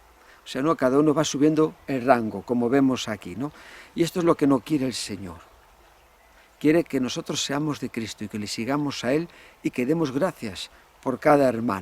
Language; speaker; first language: Spanish; native; Spanish